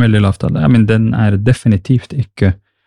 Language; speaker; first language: Norwegian; non-native, fluent; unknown